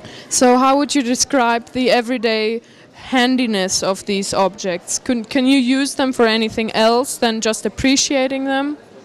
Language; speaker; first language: English; non-native, fluent; German